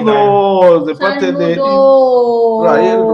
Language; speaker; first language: Spanish; native; Spanish